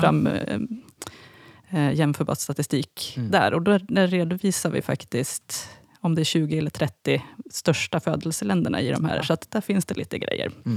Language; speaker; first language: Swedish; native; Swedish